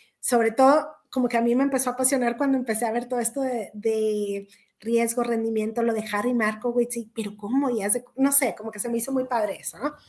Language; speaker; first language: Spanish; native; Spanish